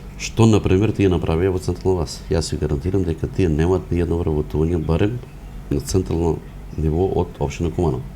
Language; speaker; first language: Macedonian; non-native, local second language; Romany